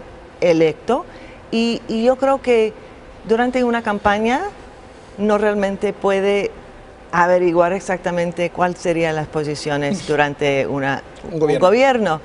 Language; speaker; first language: Spanish; non-native, fluent; English